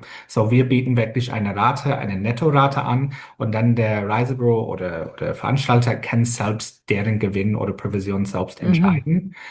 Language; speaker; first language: German; non-native, fluent; English